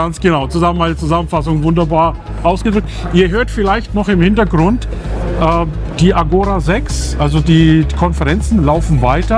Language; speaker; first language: German; native; German